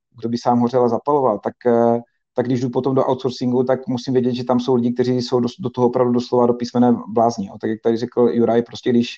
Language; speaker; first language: Czech; native; Czech